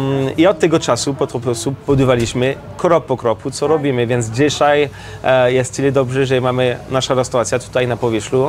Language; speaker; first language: Polish; non-native, learner; French